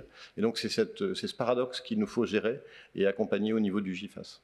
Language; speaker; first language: French; native; French